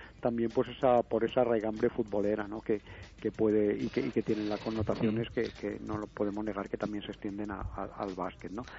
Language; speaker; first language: Spanish; native; Spanish